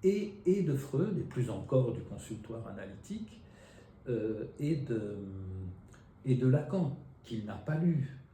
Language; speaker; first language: French; native; French